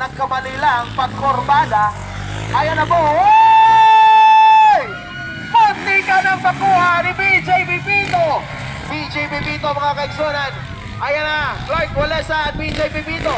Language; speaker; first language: Filipino; non-native, local second language; Cebuano